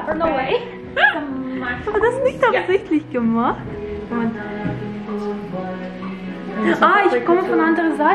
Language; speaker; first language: German; non-native, learner; Ukrainian